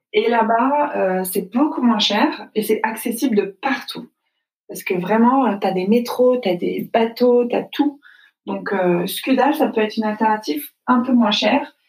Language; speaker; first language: French; native; French